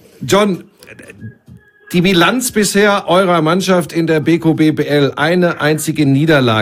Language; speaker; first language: German; native; German